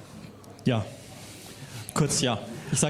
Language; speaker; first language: German; native; German